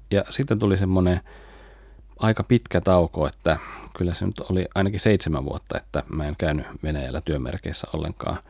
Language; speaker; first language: Finnish; native; Finnish